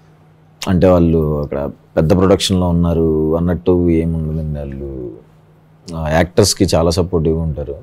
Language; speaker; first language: Telugu; native; Telugu